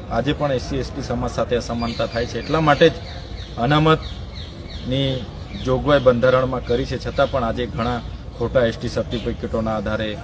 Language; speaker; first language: Gujarati; non-native, local second language; Vasavi